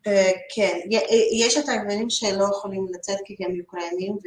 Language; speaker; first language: Hebrew; non-native, learner; Russian